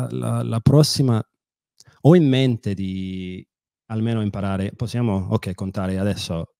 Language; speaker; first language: Italian; non-native, fluent; English